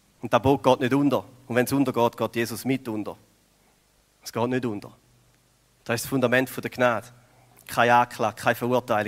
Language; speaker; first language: German; native; German